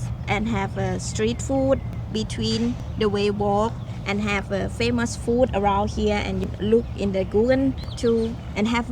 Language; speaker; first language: English; non-native, learner; Thai